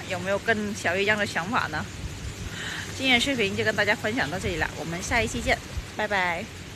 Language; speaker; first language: Chinese; non-native, fluent; Vietnamese